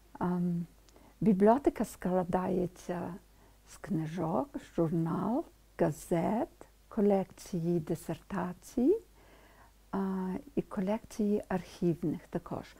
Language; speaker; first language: Ukrainian; native; Ukrainian